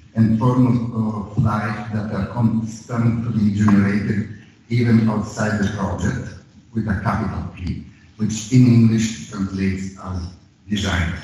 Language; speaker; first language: English; non-native, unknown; Italian